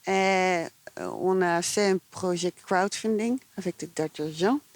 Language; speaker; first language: French; non-native, fluent; Dutch